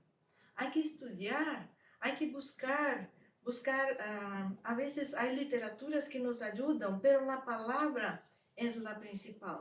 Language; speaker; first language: Spanish; non-native, fluent; Portuguese